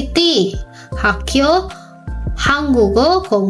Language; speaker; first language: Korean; non-native, fluent; Indonesian